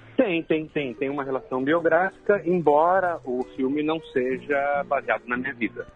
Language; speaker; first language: Portuguese; native; Portuguese